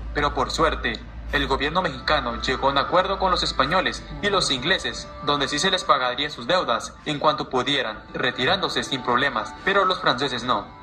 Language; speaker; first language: Spanish; native; Spanish